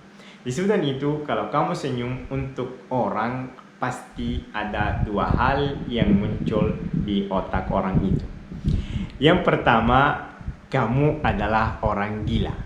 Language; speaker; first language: Indonesian; non-native, fluent; Arabic